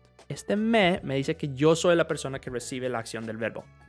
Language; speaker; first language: Spanish; non-native, fluent; English